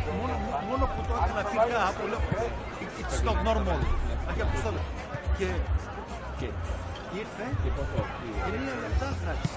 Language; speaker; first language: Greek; early bilingual, heritage; Greek